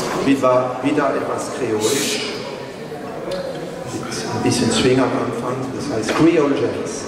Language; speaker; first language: German; non-native, learner; French